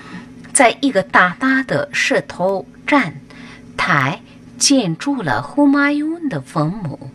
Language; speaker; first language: Chinese; non-native, fluent; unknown